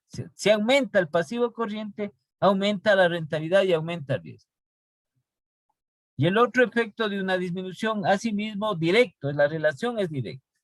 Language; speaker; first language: Spanish; native; Spanish